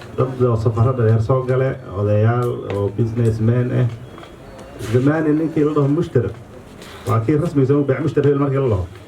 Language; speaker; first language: Somali; native; Somali